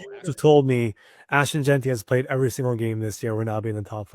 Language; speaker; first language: English; native; English